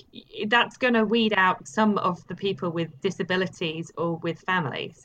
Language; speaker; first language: English; native; English